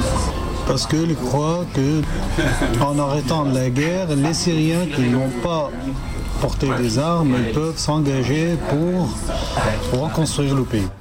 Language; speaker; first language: French; non-native, fluent; Arabic